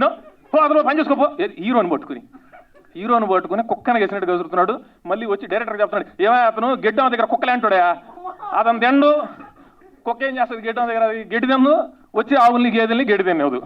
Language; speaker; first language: Telugu; native; Telugu